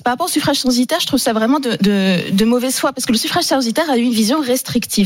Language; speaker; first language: French; non-native, local second language; Arabic